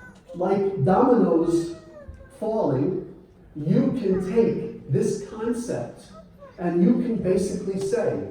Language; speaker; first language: English; native; English